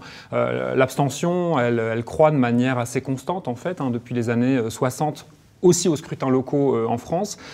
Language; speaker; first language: French; native; French